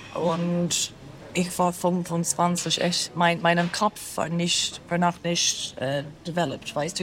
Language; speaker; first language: German; non-native, learner; English